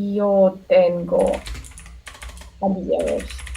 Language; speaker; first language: Spanish; non-native, learner; Russian